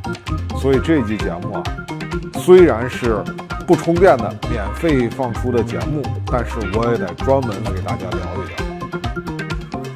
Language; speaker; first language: Chinese; native; Chinese